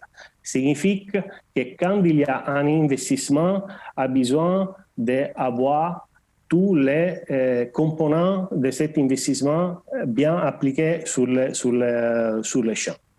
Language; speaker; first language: French; non-native, learner; Portuguese